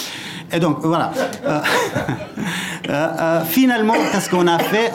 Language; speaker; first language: French; non-native, fluent; Kurdish